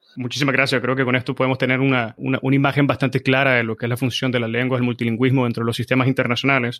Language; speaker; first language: Spanish; native; Spanish